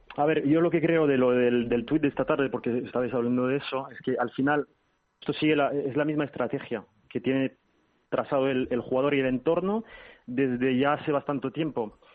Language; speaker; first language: Spanish; early bilingual, heritage; French